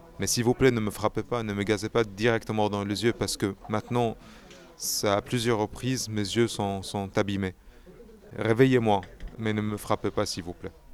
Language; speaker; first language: French; non-native, fluent; Arabic